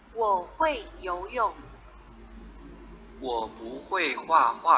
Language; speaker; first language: Chinese; non-native, fluent; Thai